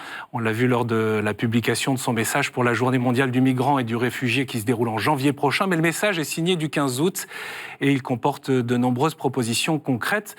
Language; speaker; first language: French; native; French